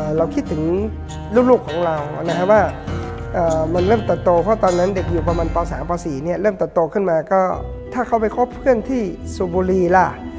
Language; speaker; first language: Thai; non-native, local second language; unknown